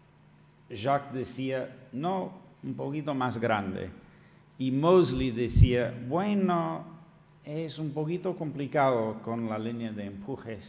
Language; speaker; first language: Spanish; non-native, fluent; English